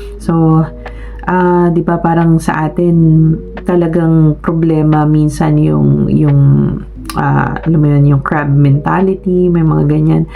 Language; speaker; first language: Filipino; native; Filipino